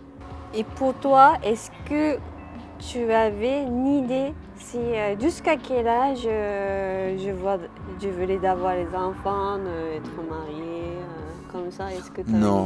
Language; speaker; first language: French; non-native, learner; Japanese